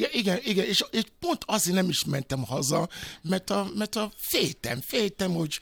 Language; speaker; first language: Hungarian; non-native, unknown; Yoruba